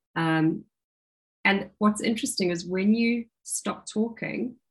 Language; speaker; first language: English; native; English